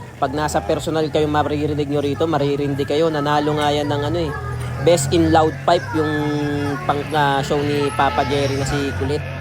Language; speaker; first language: Filipino; native; Filipino